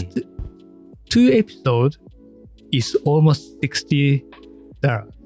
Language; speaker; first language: English; non-native, learner; Japanese